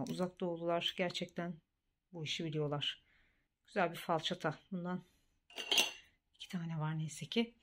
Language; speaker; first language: Turkish; native; Turkish